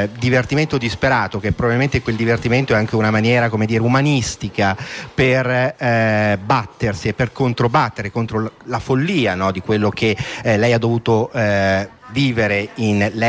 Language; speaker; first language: Italian; native; Italian